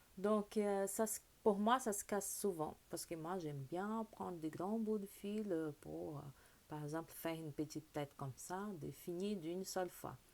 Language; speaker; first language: French; non-native, fluent; Portuguese